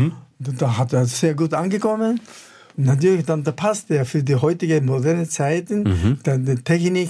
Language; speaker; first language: German; non-native, fluent; Japanese